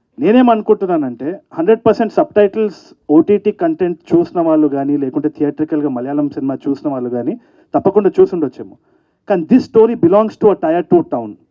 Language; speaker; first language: Telugu; native; Telugu